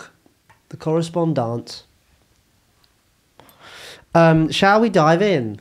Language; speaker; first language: English; native; English